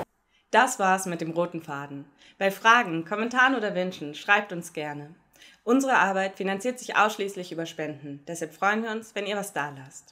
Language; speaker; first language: German; native; German